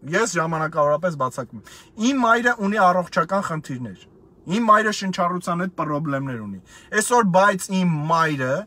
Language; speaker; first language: Armenian; native; Armenian